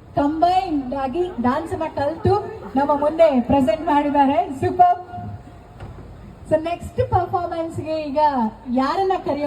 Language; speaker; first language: Kannada; native; Kannada